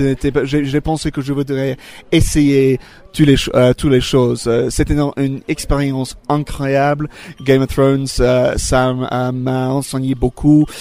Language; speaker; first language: French; non-native, fluent; English